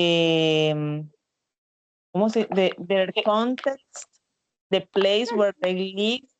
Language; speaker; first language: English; non-native, learner; Spanish